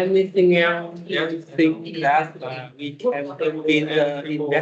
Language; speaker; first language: English; non-native, learner; Vietnamese